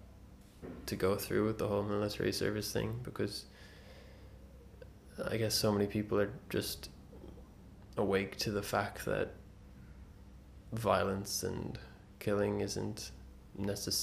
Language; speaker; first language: English; native; English